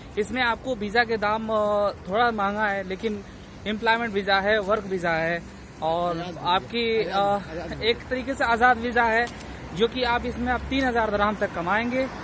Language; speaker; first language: Hindi; native; Hindi